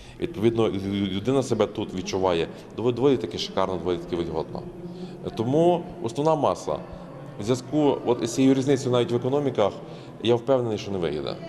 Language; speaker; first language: Ukrainian; native; Ukrainian